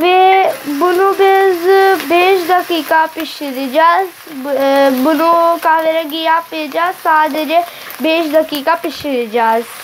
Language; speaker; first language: Turkish; non-native, learner; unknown